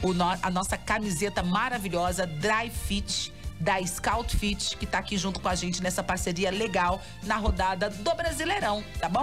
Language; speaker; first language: Portuguese; native; Portuguese